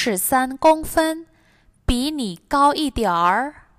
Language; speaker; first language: Chinese; non-native, fluent; Indonesian